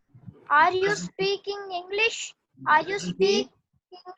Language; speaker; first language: English; non-native, learner; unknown